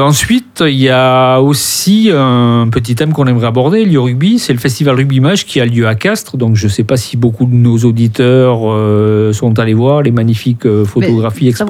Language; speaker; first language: French; native; French